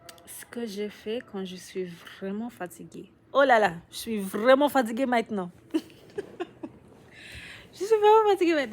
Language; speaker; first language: French; non-native, learner; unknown